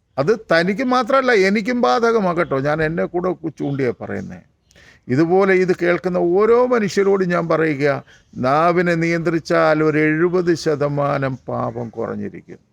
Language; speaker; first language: Malayalam; native; Malayalam